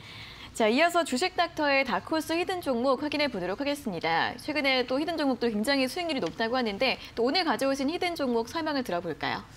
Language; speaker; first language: Korean; native; Korean